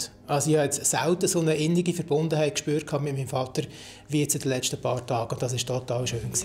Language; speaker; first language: German; native; German